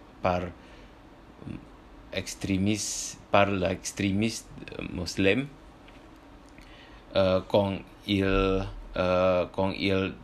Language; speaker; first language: French; non-native, learner; Indonesian